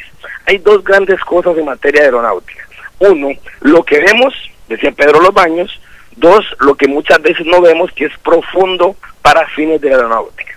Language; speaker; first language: Spanish; native; Spanish